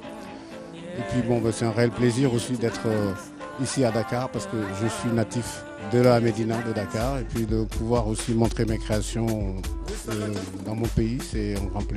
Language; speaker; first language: French; non-native, local second language; Wolof